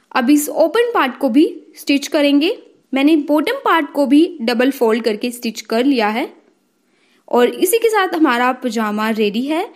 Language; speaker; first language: Hindi; native; Hindi